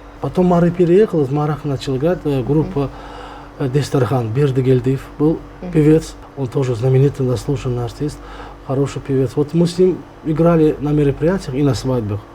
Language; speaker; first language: Russian; non-native, local second language; Turkmen